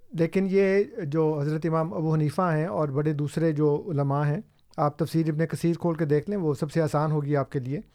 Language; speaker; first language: Urdu; non-native, local second language; Punjabi